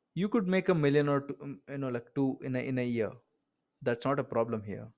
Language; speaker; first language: English; non-native, local second language; Kannada